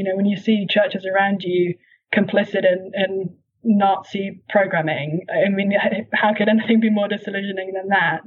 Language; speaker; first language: English; native; English